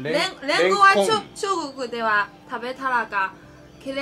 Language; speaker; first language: Japanese; non-native, learner; Chinese